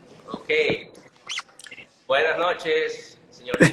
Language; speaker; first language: Spanish; native; Spanish